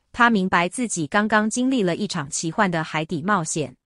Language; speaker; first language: Chinese; native; Chinese